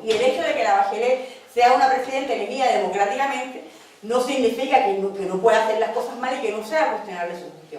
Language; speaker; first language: Spanish; native; Spanish